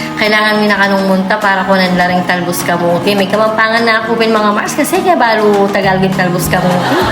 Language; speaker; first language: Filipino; non-native, local second language; Pampanga